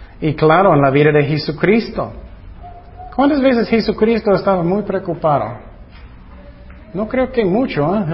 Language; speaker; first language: Spanish; non-native, fluent; English